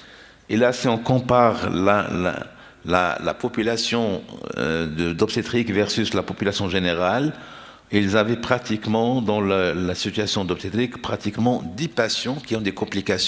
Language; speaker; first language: French; non-native, local second language; Arabic